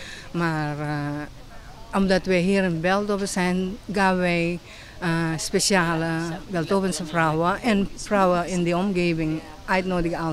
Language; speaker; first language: Dutch; non-native, fluent; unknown